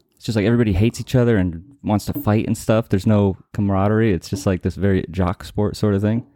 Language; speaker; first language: English; native; English